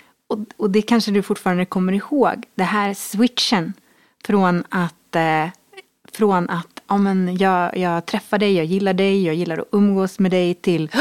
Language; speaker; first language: Swedish; native; Swedish